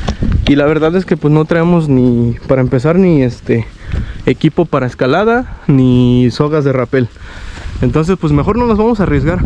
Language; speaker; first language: Spanish; native; Spanish